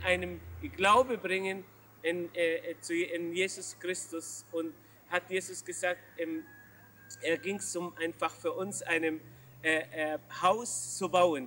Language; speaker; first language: German; non-native, learner; Arabic